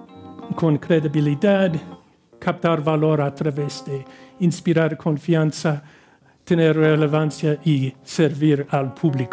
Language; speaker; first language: Spanish; non-native, fluent; English